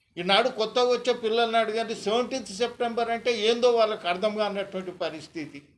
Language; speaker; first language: Telugu; native; Telugu